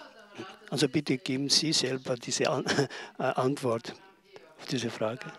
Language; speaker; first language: German; non-native, learner; Tibetan